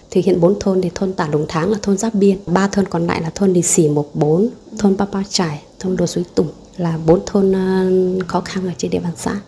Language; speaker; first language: Vietnamese; non-native, local second language; Hmong